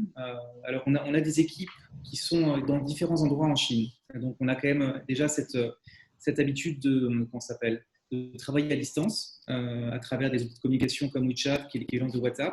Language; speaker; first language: French; native; French